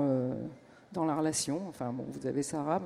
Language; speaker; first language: French; native; French